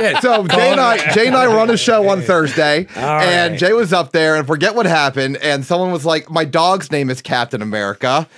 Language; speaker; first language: English; native; English